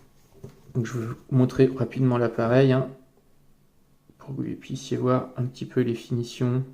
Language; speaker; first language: French; native; French